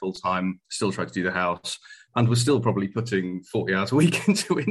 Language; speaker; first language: English; native; English